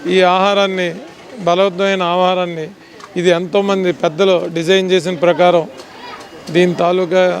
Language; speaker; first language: Telugu; native; Telugu